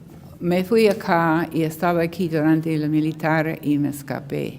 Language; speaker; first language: Spanish; non-native, learner; English